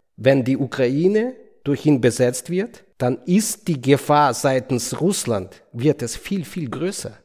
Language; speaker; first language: German; non-native, fluent; Ukrainian